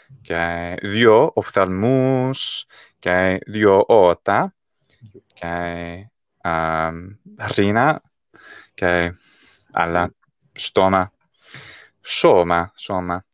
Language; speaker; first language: Greek; non-native, fluent; English